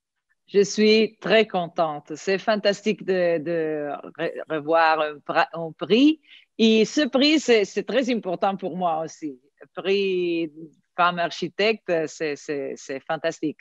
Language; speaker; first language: French; non-native, fluent; Italian